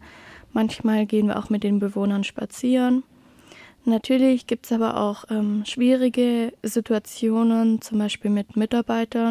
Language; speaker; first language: German; native; German